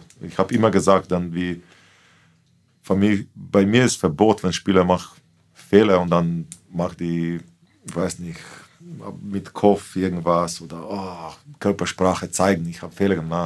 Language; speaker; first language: German; non-native, fluent; Slovenian